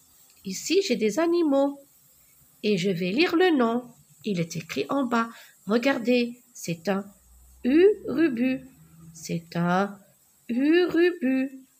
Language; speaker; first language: French; non-native, local second language; Arabic